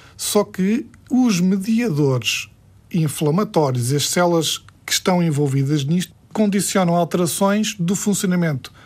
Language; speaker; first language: Portuguese; early bilingual, heritage; Portuguese